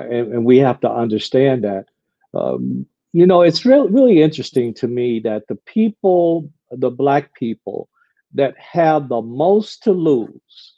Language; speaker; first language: English; native; English